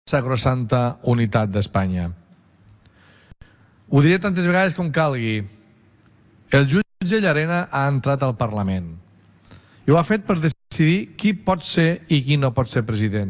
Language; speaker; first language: Catalan; native; Catalan